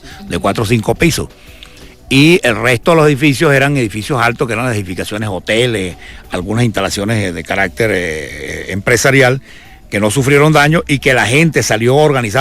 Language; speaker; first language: Spanish; native; Spanish